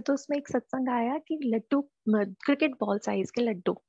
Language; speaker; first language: Hindi; native; Hindi